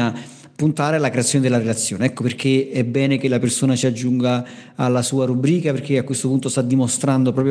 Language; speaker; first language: Italian; native; Italian